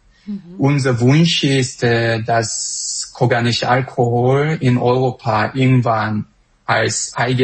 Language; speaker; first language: German; non-native, fluent; Korean